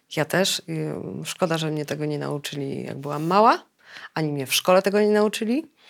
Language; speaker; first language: Polish; native; Polish